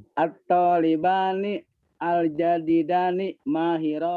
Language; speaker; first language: Arabic; non-native, learner; Indonesian